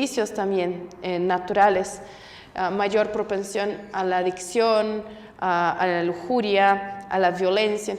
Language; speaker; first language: Spanish; non-native, fluent; Portuguese